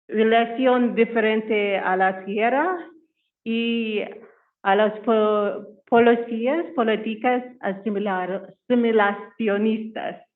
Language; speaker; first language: Spanish; non-native, learner; English